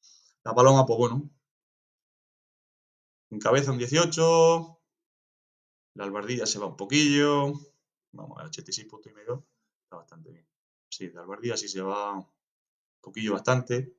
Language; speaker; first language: Spanish; native; Spanish